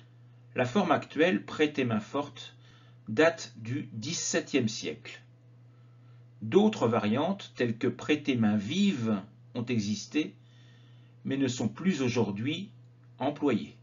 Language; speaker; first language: French; native; French